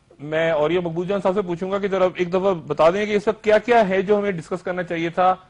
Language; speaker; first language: Urdu; native; Urdu